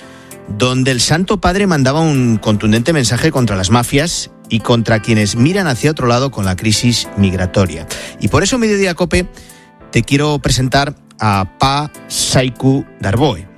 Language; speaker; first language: Spanish; native; Spanish